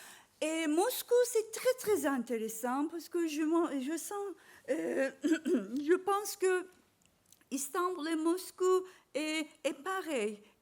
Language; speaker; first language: French; non-native, learner; Turkish